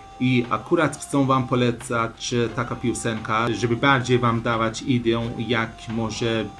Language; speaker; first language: Polish; non-native, learner; Persian